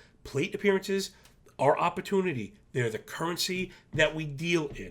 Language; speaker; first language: English; native; English